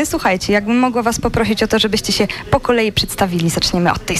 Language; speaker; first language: Polish; native; Polish